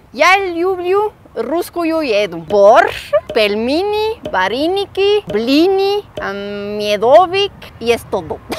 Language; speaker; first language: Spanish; non-native, fluent; French